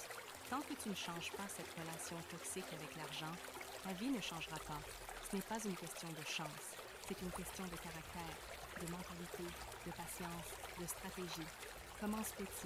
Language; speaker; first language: French; native; French